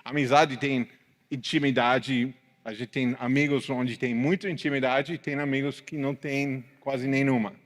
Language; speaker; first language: Portuguese; non-native, fluent; English